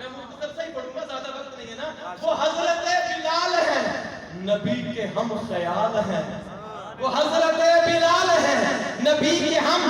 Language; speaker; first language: Urdu; native; Urdu